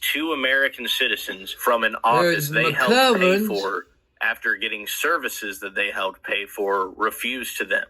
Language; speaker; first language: English; native; English